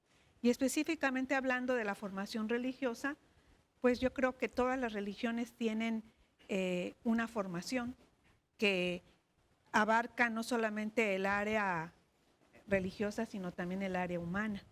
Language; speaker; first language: Spanish; native; Spanish